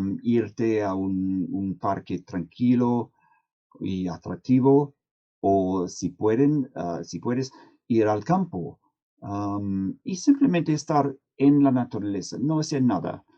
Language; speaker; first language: Spanish; non-native, fluent; English